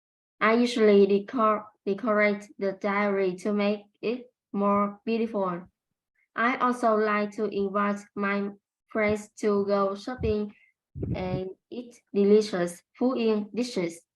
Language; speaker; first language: English; non-native, learner; Vietnamese